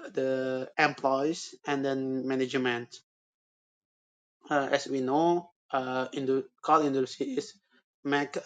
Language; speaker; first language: English; non-native, learner; Indonesian